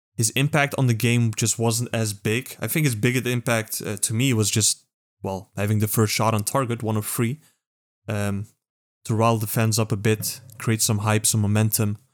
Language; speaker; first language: English; non-native, fluent; Dutch